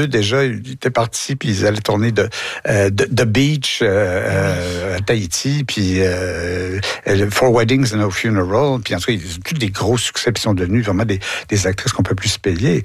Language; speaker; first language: French; native; French